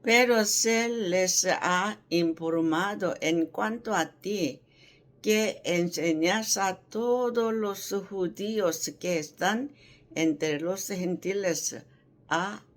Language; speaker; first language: Spanish; non-native, learner; Korean